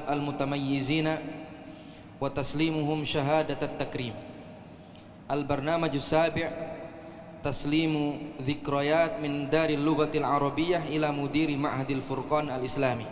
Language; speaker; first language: Arabic; non-native, fluent; Indonesian